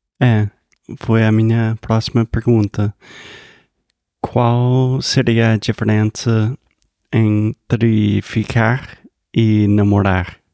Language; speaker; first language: Portuguese; non-native, fluent; English